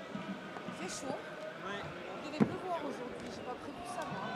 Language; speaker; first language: French; native; French